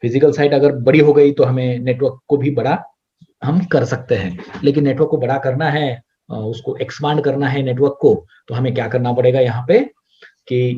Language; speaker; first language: Hindi; non-native, local second language; Marathi